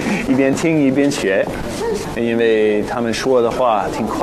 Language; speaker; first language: Chinese; non-native, fluent; English